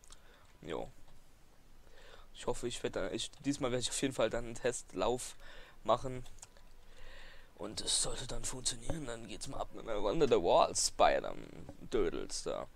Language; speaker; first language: German; native; German